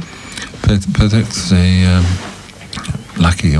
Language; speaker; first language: French; non-native, fluent; English